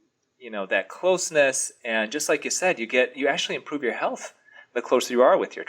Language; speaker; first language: English; native; English